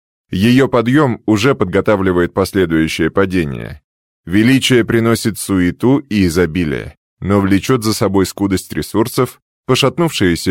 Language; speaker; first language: Russian; native; Russian